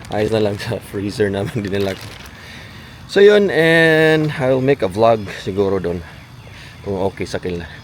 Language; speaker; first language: Filipino; native; Filipino